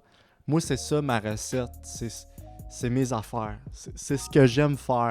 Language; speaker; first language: French; native; French